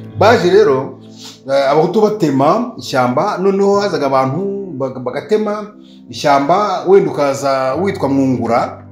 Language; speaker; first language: Kinyarwanda; native; Kinyarwanda